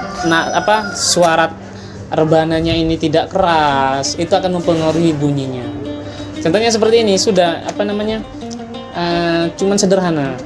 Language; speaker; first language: Indonesian; non-native, local second language; Madurese